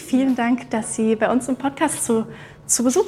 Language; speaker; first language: German; native; German